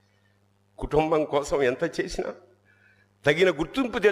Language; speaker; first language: Telugu; native; Telugu